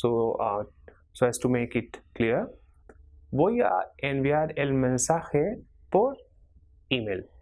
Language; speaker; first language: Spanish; non-native, fluent; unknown